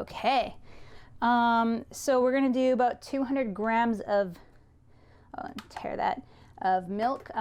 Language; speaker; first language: English; native; English